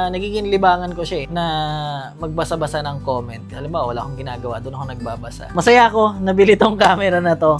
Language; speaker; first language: Filipino; native; Filipino